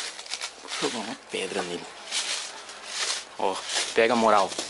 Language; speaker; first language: Portuguese; native; Portuguese